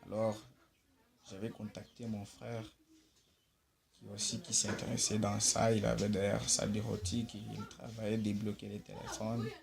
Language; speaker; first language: French; non-native, local second language; Swahili